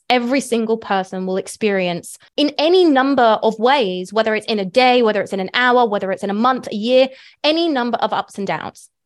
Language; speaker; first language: English; native; English